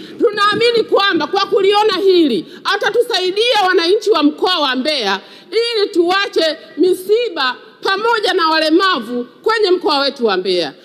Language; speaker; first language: Swahili; native; Swahili